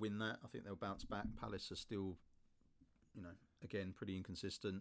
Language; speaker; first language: English; native; English